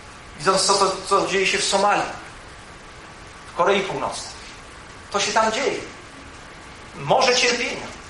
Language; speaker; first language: Polish; native; Polish